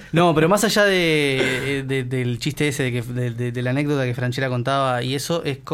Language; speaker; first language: Spanish; native; Spanish